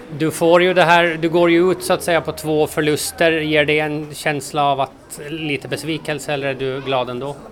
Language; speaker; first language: Swedish; native; Swedish